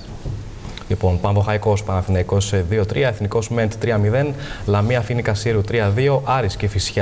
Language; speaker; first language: Greek; native; Greek